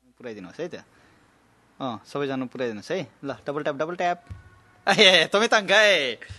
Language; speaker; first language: Japanese; non-native, fluent; Nepali